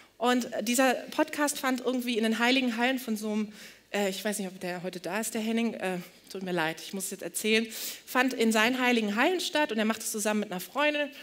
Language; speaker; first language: German; early bilingual, other home language; Turkish